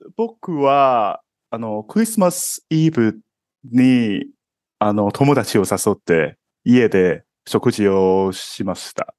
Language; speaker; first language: Japanese; non-native, fluent; Cantonese